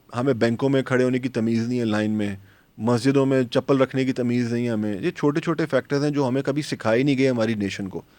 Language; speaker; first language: Urdu; native; Urdu